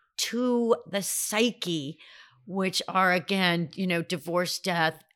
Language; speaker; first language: English; native; English